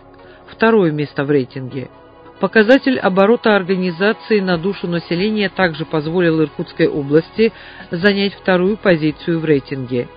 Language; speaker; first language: Russian; native; Russian